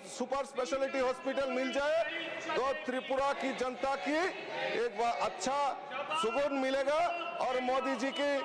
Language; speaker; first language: Hindi; non-native, local second language; Bangla